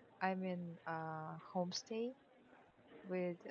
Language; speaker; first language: English; non-native, learner; Korean